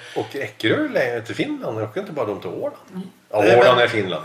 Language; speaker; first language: Swedish; non-native, fluent; Norwegian